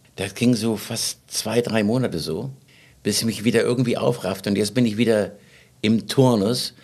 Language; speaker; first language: German; native; German